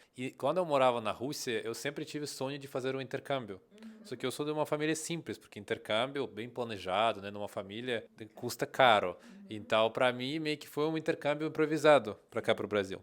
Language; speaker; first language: Portuguese; non-native, fluent; Russian